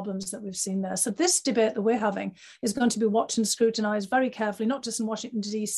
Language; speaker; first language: English; native; English